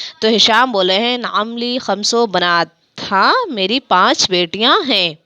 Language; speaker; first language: Urdu; native; Urdu